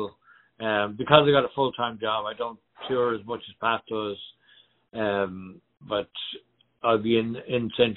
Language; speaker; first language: English; native; English